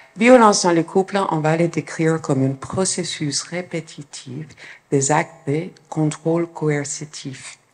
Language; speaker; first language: French; non-native, fluent; English